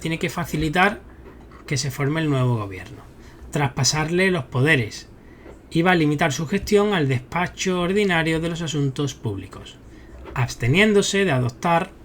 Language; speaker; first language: Spanish; native; Spanish